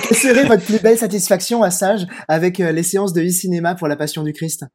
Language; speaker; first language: French; native; French